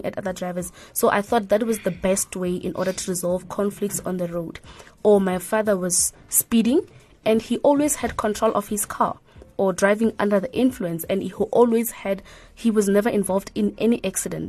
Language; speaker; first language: English; non-native, local second language; Northern Sotho